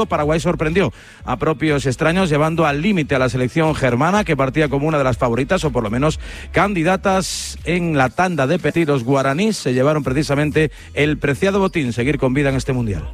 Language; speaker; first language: Spanish; native; Spanish